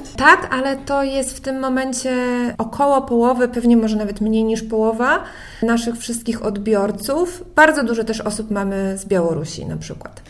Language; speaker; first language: Polish; native; Polish